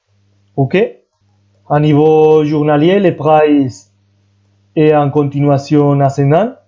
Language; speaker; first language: French; non-native, fluent; Spanish